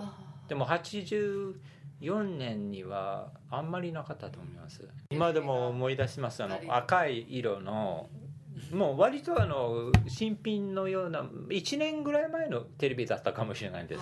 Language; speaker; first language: Japanese; non-native, fluent; English